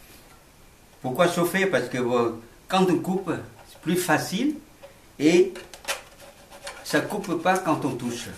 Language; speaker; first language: French; non-native, learner; Vietnamese